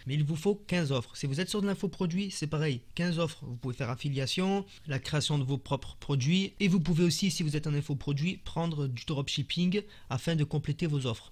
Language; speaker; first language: French; native; French